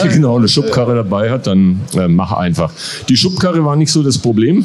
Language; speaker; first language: German; native; German